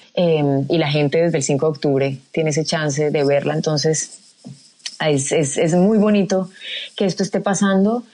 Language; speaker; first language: Spanish; native; Spanish